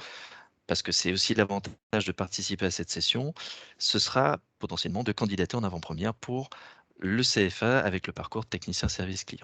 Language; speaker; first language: French; native; French